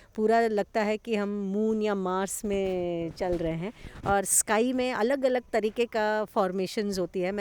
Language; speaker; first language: Hindi; non-native, local second language; Kannada